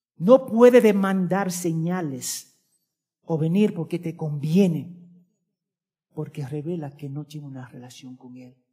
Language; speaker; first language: Spanish; early bilingual, heritage; Spanish